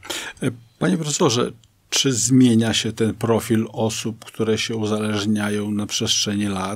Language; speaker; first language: Polish; native; Polish